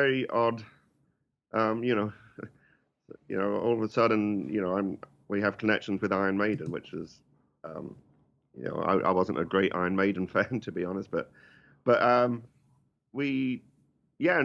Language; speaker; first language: English; native; English